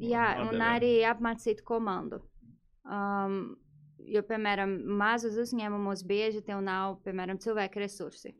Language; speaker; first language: Latvian; non-native, fluent; Portuguese